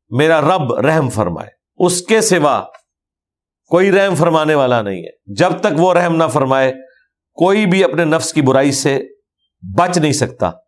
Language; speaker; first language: Urdu; non-native, local second language; Punjabi